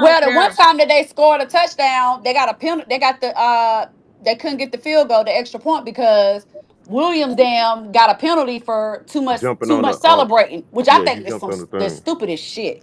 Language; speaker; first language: English; native; English